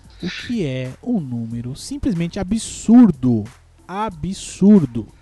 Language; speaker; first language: Portuguese; native; Portuguese